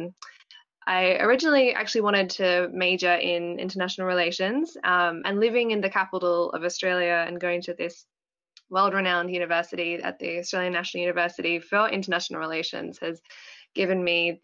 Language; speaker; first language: English; native; English